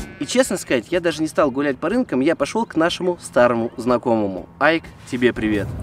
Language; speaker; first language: Russian; native; Russian